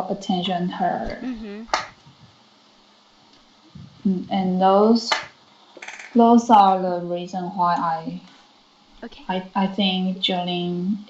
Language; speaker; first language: English; non-native, learner; Chinese